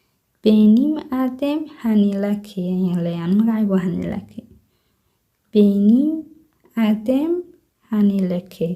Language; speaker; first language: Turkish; non-native, learner; Somali